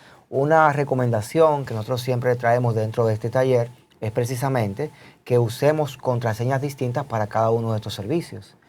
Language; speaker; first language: Spanish; native; Spanish